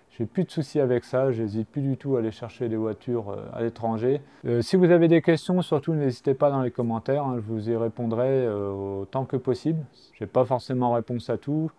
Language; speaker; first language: French; native; French